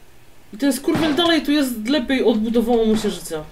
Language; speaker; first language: Polish; native; Polish